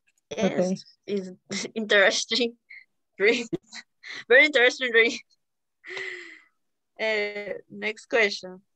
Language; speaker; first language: English; non-native, learner; Spanish